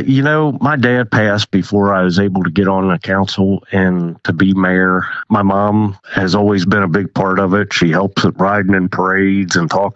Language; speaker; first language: English; native; English